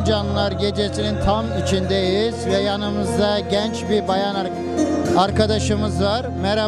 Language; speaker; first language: Turkish; native; Turkish